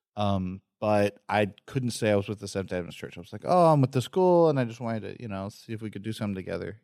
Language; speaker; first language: English; native; English